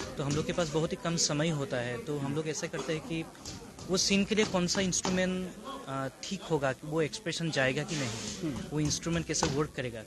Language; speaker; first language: Hindi; non-native, local second language; Assamese